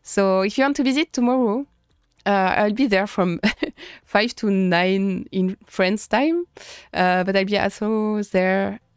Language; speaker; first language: English; non-native, fluent; French